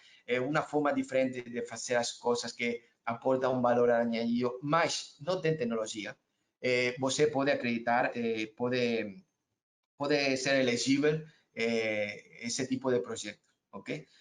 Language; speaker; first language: Portuguese; non-native, learner; Spanish